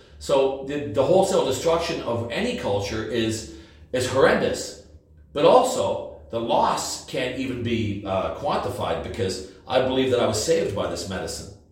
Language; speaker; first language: English; native; English